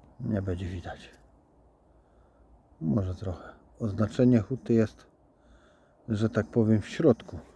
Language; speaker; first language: Polish; native; Polish